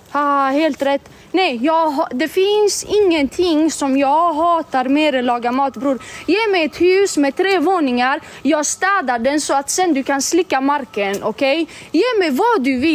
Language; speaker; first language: Swedish; early bilingual, other home language; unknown